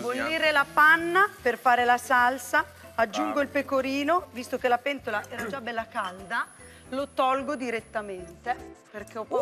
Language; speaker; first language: Italian; native; Italian